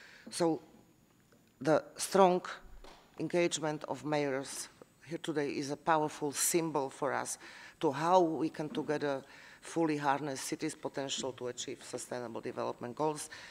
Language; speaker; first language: English; non-native, fluent; Slovak